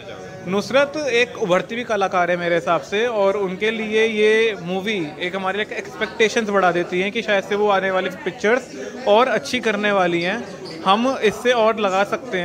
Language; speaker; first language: Hindi; native; Hindi